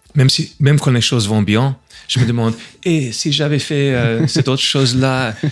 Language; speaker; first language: French; non-native, fluent; English